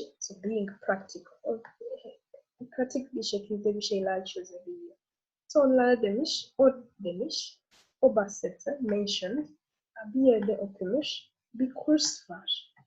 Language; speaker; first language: Turkish; non-native, learner; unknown